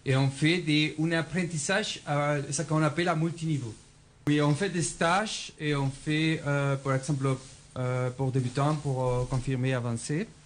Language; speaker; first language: French; non-native, fluent; Spanish